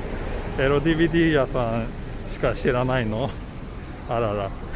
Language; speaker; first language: Japanese; non-native, learner; Swedish